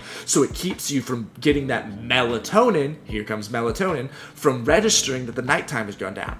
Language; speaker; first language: English; native; English